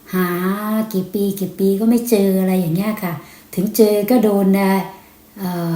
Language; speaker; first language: Thai; native; Thai